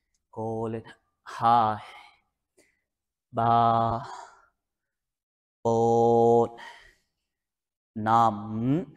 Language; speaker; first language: Vietnamese; non-native, learner; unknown